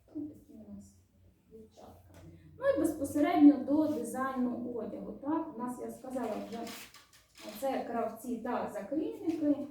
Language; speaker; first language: Ukrainian; native; Ukrainian